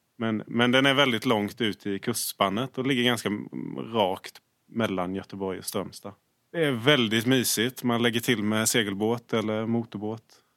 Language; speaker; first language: Swedish; native; Swedish